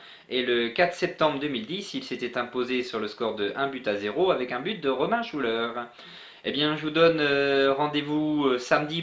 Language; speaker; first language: French; native; French